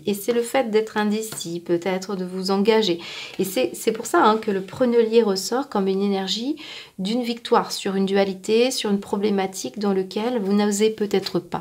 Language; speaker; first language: French; native; French